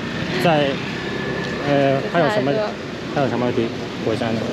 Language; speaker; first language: Chinese; non-native, learner; Vietnamese